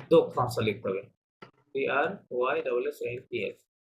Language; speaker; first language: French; non-native, fluent; Bangla